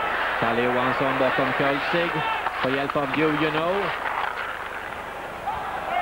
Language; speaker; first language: Swedish; native; Swedish